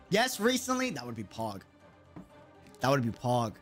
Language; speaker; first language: English; native; English